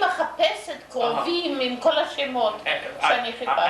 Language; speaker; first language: Hebrew; non-native, fluent; Yiddish